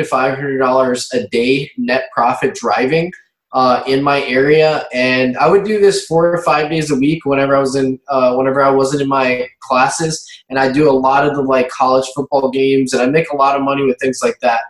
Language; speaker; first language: English; native; English